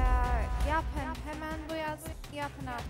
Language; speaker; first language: Turkish; non-native, learner; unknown